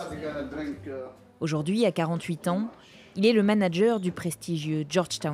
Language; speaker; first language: French; native; French